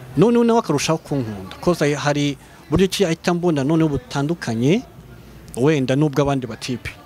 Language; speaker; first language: Kinyarwanda; early bilingual, heritage; Kinyarwanda